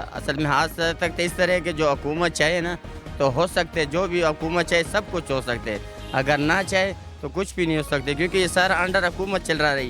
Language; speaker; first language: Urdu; non-native, local second language; Pashto